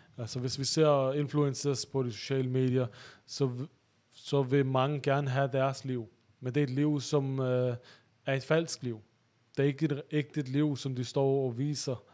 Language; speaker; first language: Danish; early bilingual, other home language; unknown